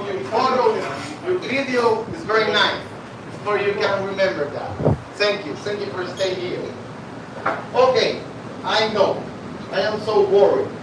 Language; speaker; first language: English; non-native, learner; Spanish